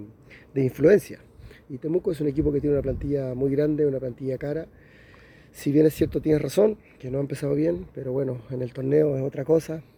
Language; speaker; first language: Spanish; native; Spanish